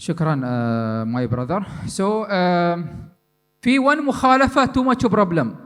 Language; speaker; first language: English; non-native, learner; Arabic